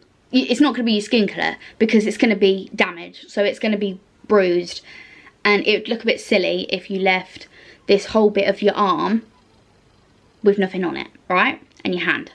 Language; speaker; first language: English; native; English